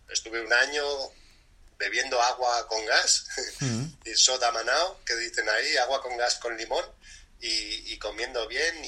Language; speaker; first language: Spanish; early bilingual, other home language; English